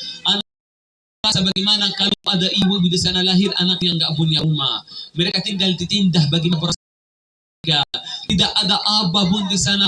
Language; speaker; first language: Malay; non-native, fluent; Arabic